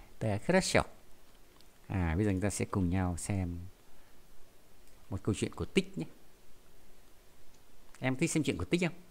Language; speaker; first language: Vietnamese; native; Vietnamese